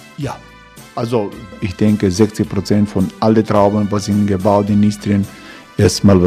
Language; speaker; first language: German; non-native, learner; Croatian